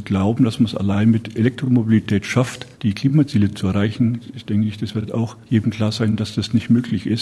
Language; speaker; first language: German; native; German